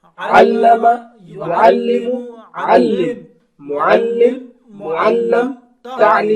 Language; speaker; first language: Arabic; non-native, learner; Urdu